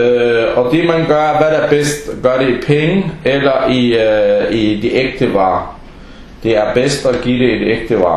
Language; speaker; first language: Danish; non-native, fluent; Arabic